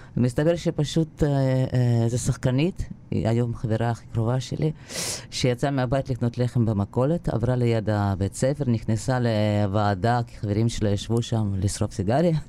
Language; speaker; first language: Hebrew; non-native, fluent; Russian